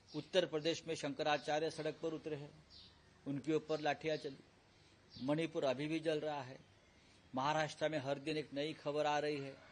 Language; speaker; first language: Hindi; non-native, local second language; Marathi